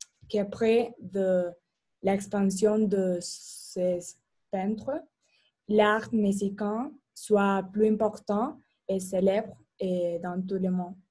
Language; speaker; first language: French; non-native, learner; Spanish